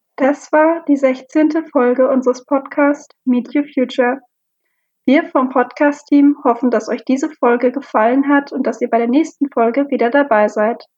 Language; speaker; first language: German; native; German